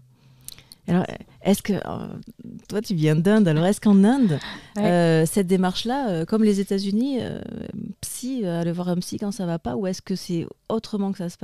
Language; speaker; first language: French; native; French